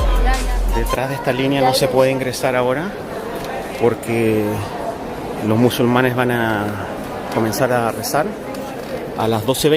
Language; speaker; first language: Spanish; native; Spanish